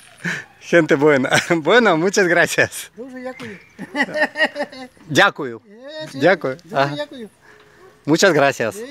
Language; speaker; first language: Spanish; non-native, learner; Russian